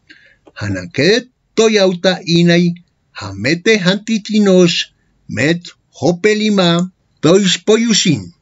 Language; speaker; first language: Greek; non-native, fluent; Spanish